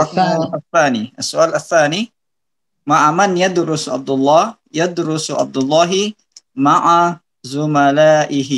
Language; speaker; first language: Arabic; non-native, learner; Indonesian